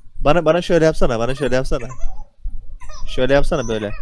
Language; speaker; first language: Turkish; native; Turkish